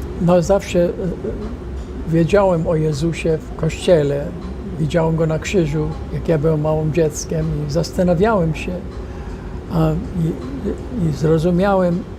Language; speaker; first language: Polish; non-native, fluent; English